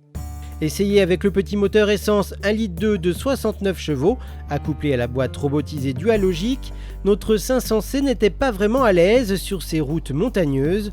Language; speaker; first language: French; native; French